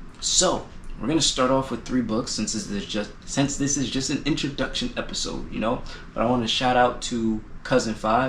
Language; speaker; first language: English; native; English